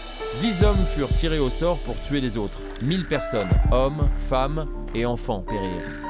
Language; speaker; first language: French; native; French